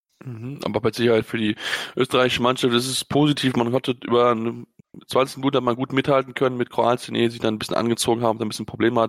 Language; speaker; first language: German; native; German